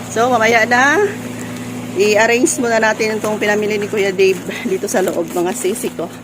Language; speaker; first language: Filipino; non-native, local second language; Cebuano